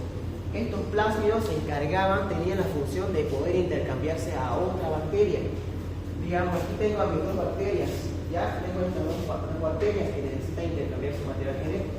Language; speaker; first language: Spanish; native; Spanish